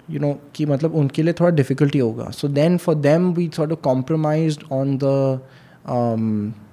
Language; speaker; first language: English; non-native, local second language; Hindi